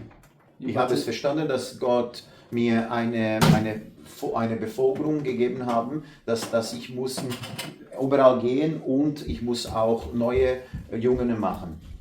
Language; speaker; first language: German; non-native, learner; Portuguese